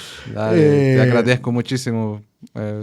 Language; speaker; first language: Spanish; non-native, fluent; Portuguese